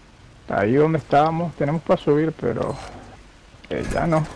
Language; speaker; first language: Spanish; native; Spanish